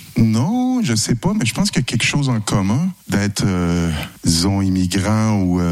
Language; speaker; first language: French; native; French